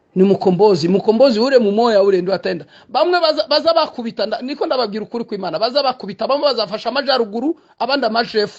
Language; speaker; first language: Swahili; non-native, local second language; Kinyarwanda